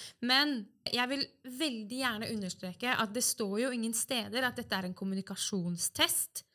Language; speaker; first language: Norwegian; native; Norwegian